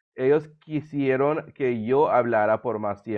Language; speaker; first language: Spanish; non-native, fluent; English